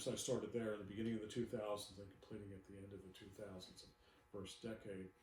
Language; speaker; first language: English; native; English